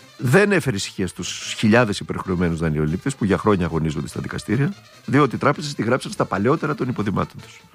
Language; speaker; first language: Greek; native; Greek